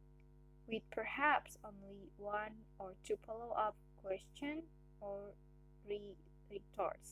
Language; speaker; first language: English; non-native, learner; Indonesian